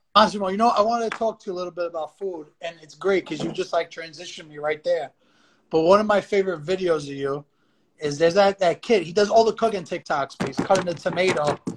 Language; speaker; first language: English; early bilingual, other home language; Italian